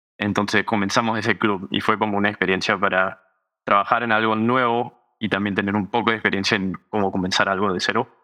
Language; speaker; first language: Spanish; early bilingual, heritage; Spanish